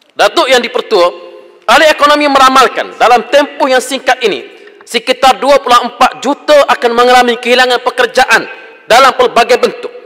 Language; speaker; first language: Malay; native; Malay